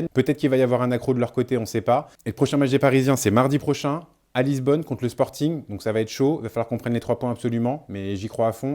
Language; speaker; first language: French; native; French